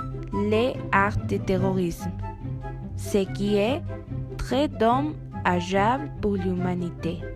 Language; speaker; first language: French; non-native, learner; Spanish